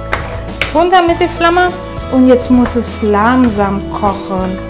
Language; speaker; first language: German; non-native, fluent; Italian